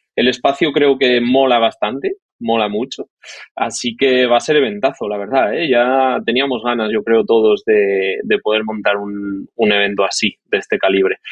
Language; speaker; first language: Spanish; native; Spanish